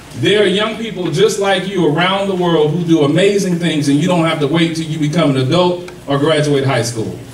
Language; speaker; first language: English; native; English